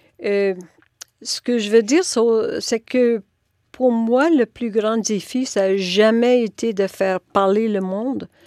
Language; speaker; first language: French; non-native, local second language; English